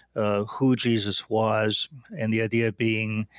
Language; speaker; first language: English; non-native, fluent; German